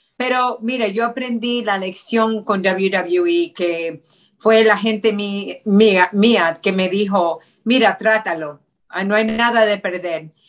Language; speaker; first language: Spanish; early bilingual, heritage; Spanish